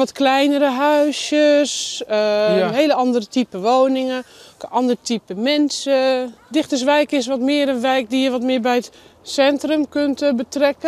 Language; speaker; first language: Dutch; native; Dutch